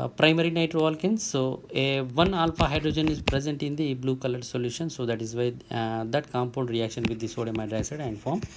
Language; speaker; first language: English; non-native, local second language; Telugu